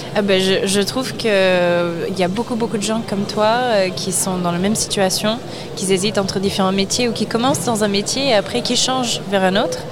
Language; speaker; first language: French; non-native, fluent; English